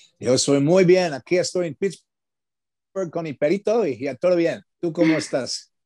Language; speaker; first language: Spanish; non-native, learner; English